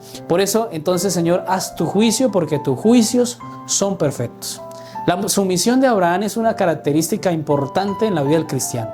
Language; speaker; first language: Spanish; native; Spanish